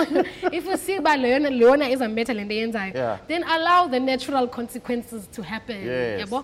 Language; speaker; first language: English; non-native, local second language; Xhosa